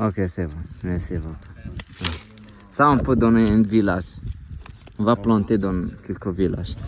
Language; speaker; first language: French; non-native, learner; Arabic